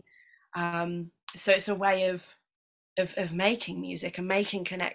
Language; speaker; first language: English; native; English